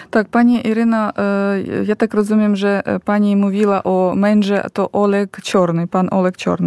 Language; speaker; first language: Polish; non-native, fluent; Ukrainian